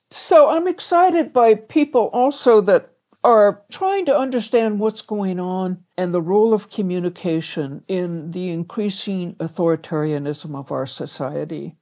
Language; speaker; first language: English; native; English